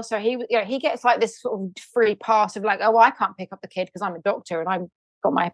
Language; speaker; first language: English; native; English